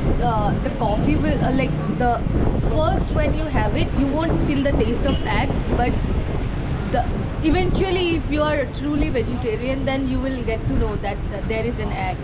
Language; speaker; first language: English; non-native, local second language; Hindi